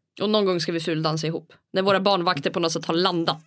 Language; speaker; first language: Swedish; native; Swedish